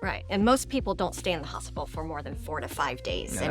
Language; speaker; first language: English; native; English